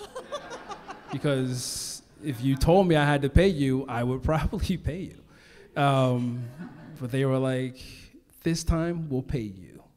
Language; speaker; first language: English; native; English